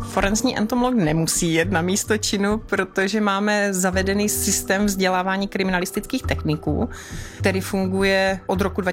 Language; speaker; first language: Czech; native; Czech